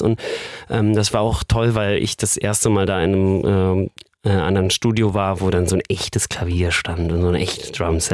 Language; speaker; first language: German; native; German